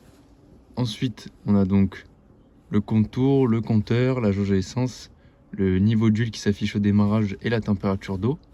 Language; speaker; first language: French; native; French